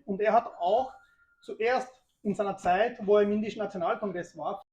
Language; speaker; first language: German; early bilingual, other home language; Urdu